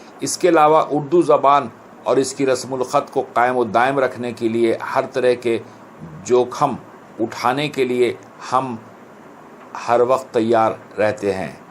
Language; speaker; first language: Urdu; native; Urdu